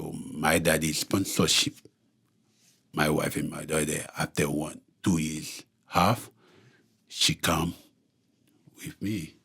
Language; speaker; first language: English; non-native, local second language; Haitian Creole